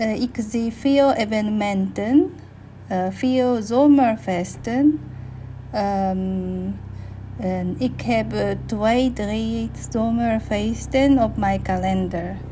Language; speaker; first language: Dutch; non-native, learner; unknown